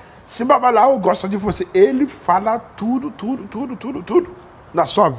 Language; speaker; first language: Portuguese; non-native, learner; Yoruba